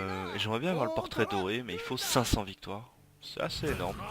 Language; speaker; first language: French; native; French